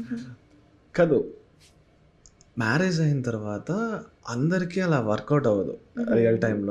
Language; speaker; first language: Telugu; native; Telugu